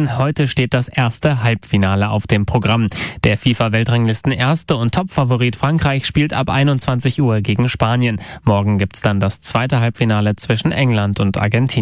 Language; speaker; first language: German; native; German